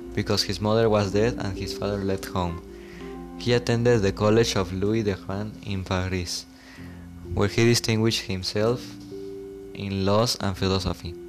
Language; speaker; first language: English; non-native, learner; Spanish